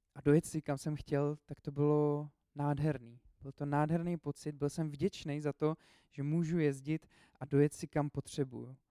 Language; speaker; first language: Czech; native; Czech